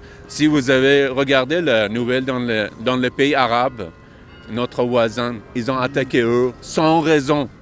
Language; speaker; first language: French; non-native, learner; Persian